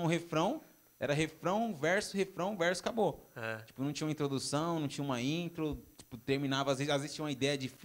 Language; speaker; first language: Portuguese; native; Portuguese